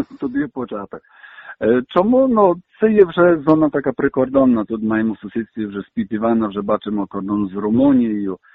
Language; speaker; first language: Ukrainian; early bilingual, heritage; Ukrainian